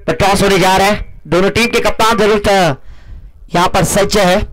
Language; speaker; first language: Hindi; non-native, local second language; Marathi